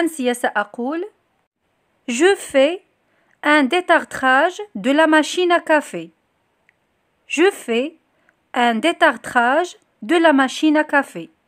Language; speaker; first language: French; non-native, local second language; Arabic